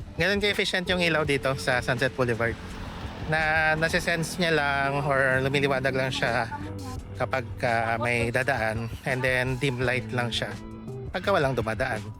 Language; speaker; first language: Filipino; non-native, local second language; Hiligaynon